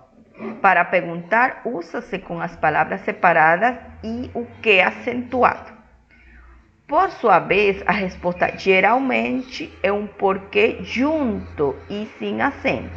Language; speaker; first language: Portuguese; non-native, fluent; Spanish